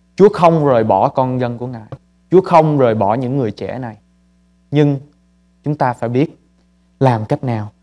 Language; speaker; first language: Vietnamese; early bilingual, heritage; Vietnamese